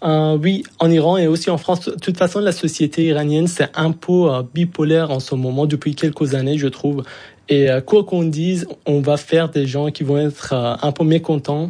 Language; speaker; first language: French; non-native, fluent; Persian